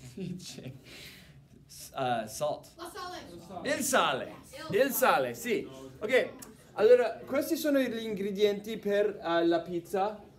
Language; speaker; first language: Italian; non-native, fluent; English